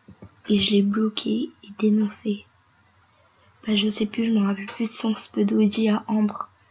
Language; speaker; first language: French; native; French